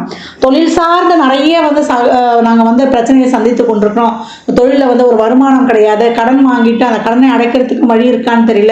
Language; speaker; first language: Tamil; native; Tamil